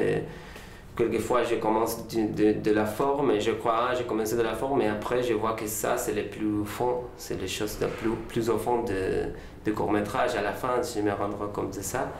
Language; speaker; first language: French; non-native, learner; Spanish